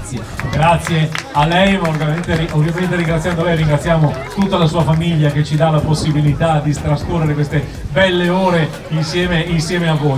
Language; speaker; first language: Italian; native; Italian